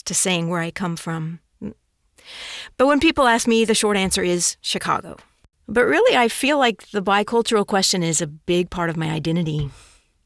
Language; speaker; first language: English; native; English